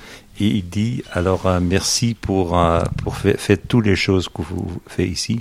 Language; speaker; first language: French; non-native, learner; Dutch